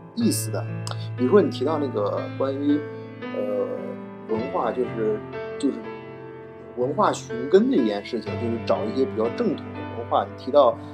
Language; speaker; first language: Chinese; non-native, fluent; Korean